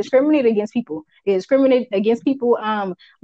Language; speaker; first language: English; early bilingual, other home language; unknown